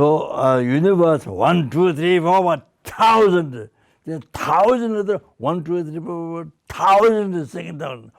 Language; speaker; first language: English; non-native, fluent; Sherpa